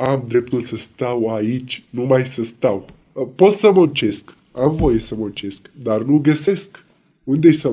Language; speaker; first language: Romanian; non-native, learner; Arabic